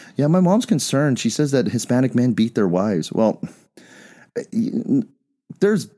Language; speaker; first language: English; native; English